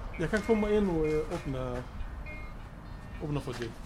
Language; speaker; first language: Swedish; non-native, local second language; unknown